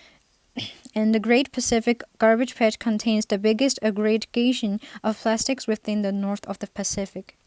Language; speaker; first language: English; non-native, fluent; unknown